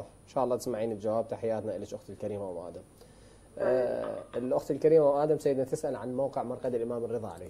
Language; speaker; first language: Arabic; native; Arabic